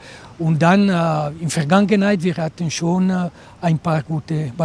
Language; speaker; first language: German; non-native, local second language; Italian